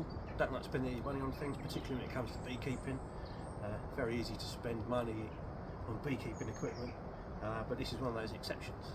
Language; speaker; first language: English; native; English